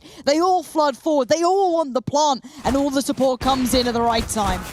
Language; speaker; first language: English; native; English